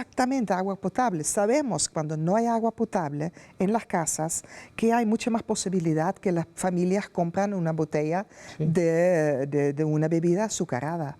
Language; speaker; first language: Spanish; non-native, fluent; Dutch